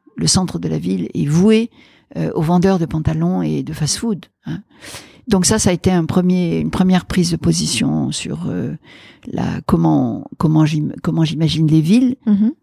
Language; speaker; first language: French; native; French